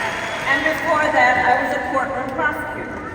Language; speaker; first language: English; native; English